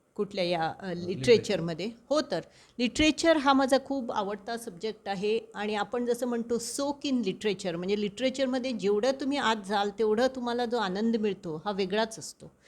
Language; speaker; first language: Marathi; non-native, local second language; Konkani